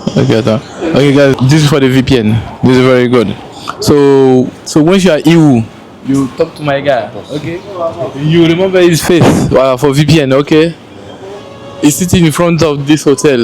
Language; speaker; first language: English; non-native, fluent; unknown